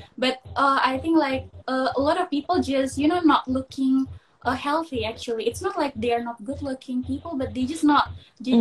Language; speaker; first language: English; non-native, local second language; Indonesian